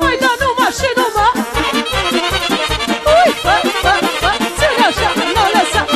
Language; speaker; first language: Romanian; native; Romanian